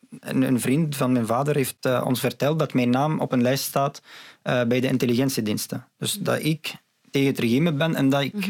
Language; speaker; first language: Dutch; non-native, fluent; Arabic